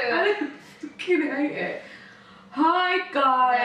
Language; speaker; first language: English; native; English